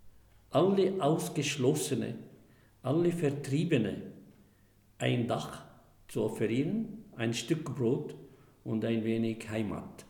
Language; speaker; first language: German; non-native, fluent; Arabic